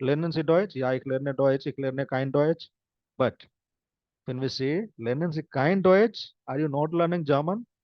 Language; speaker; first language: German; non-native, fluent; Hindi